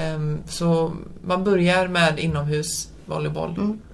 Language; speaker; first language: Swedish; early bilingual, other home language; Polish